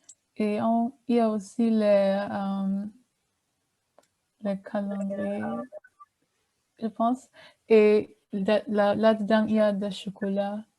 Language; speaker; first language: French; early bilingual, heritage; German